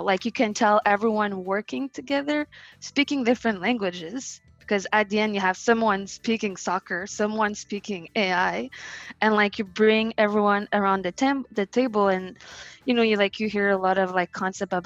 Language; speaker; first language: English; non-native, fluent; French